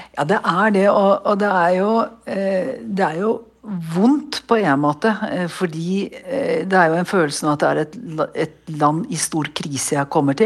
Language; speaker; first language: Norwegian; native; Norwegian